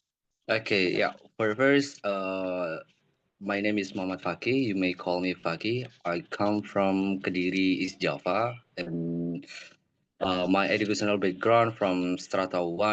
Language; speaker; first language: English; non-native, learner; Indonesian